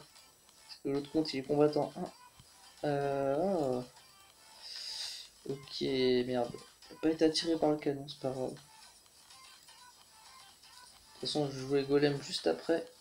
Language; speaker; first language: French; native; French